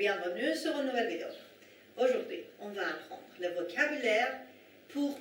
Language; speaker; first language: French; non-native, fluent; Persian